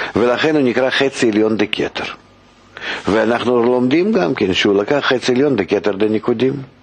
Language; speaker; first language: Hebrew; non-native, fluent; Russian